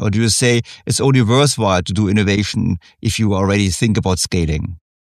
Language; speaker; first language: English; non-native, fluent; German